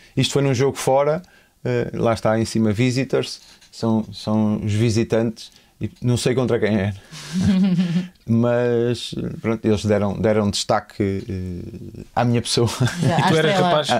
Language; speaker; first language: Portuguese; native; Portuguese